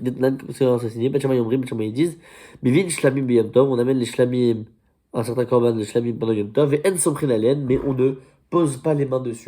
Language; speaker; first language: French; native; French